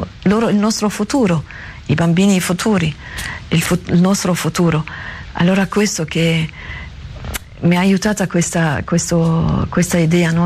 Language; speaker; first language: Italian; non-native, learner; Arabic